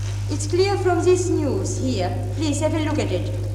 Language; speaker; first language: English; non-native, fluent; Czech